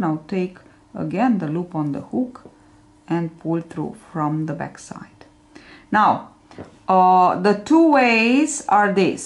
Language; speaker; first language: English; non-native, fluent; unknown